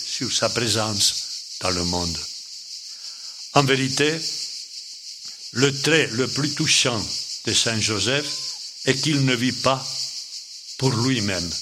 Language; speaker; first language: French; non-native, fluent; Spanish